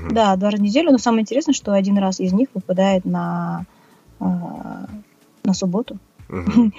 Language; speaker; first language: Russian; native; Russian